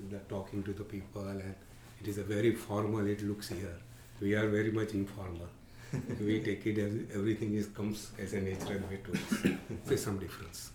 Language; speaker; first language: English; non-native, local second language; Gujarati